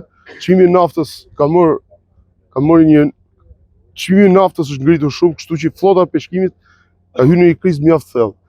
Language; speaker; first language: Albanian; native; Albanian